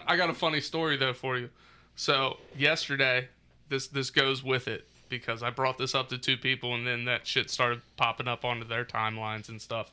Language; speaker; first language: English; native; English